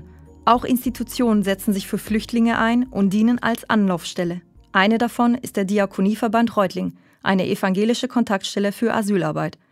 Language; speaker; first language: German; native; German